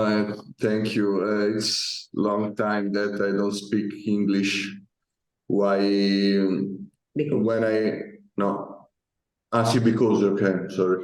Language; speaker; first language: English; non-native, learner; Italian